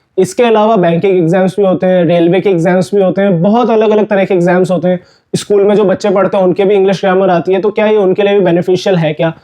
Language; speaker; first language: Hindi; native; Hindi